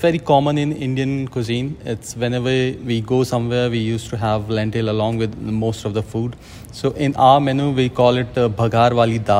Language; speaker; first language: English; non-native, local second language; Hindi